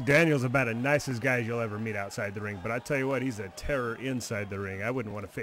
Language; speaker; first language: English; native; English